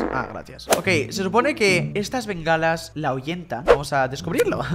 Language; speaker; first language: Spanish; native; Spanish